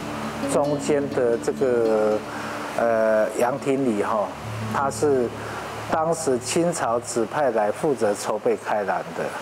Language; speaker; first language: Chinese; native; Chinese